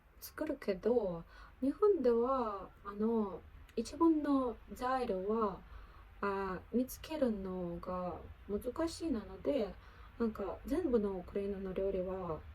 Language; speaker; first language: Japanese; non-native, learner; Ukrainian